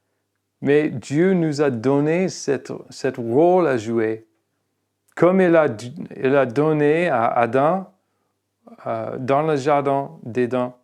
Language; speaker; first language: French; non-native, fluent; English